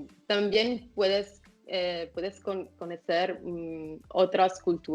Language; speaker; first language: Spanish; non-native, fluent; Italian